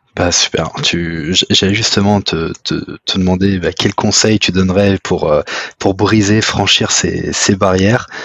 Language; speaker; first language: French; native; French